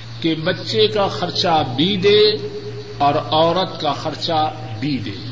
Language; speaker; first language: Urdu; non-native, local second language; Punjabi